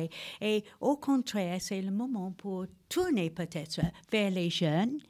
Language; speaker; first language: French; non-native, fluent; English